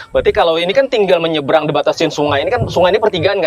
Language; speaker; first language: Indonesian; native; Indonesian